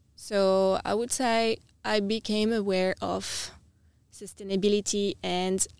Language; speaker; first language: English; non-native, fluent; French